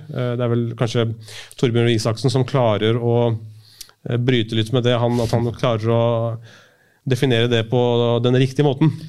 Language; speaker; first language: Norwegian; early bilingual, other home language; Urdu